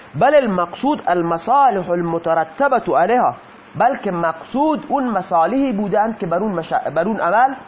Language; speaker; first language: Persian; native; Persian